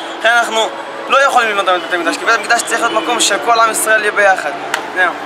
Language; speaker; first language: Hebrew; native; Hebrew